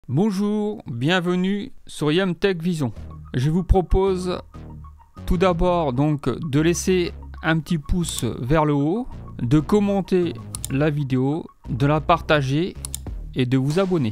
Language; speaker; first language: French; native; French